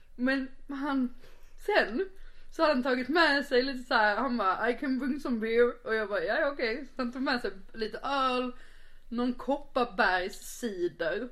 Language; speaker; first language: Swedish; native; Swedish